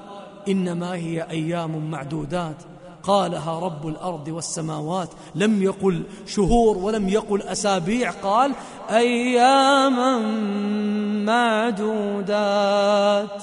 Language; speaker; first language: Arabic; native; Arabic